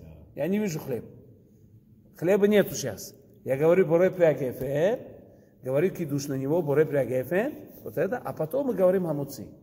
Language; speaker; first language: Russian; early bilingual, heritage; Russian